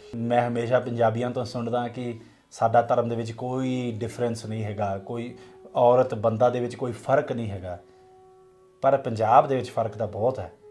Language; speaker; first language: Punjabi; non-native, fluent; English